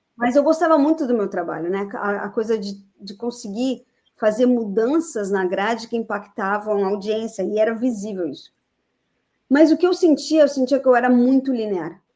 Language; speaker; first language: Portuguese; native; Portuguese